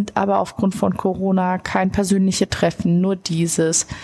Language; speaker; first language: German; native; German